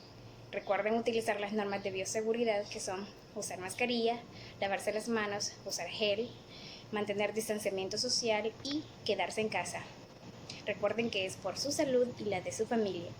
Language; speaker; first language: Spanish; native; Spanish